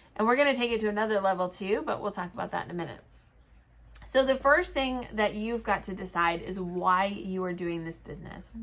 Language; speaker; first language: English; native; English